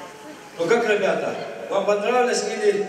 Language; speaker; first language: Russian; non-native, local second language; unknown